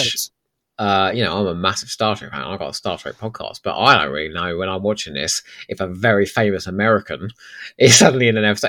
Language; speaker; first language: English; native; English